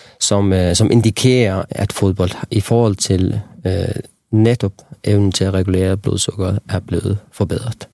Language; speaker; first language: Danish; non-native, local second language; Faroese